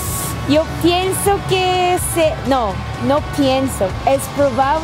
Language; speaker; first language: Spanish; non-native, learner; Korean